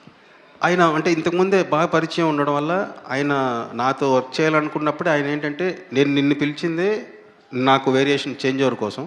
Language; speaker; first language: Telugu; native; Telugu